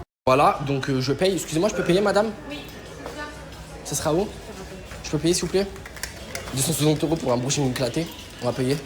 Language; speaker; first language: French; native; French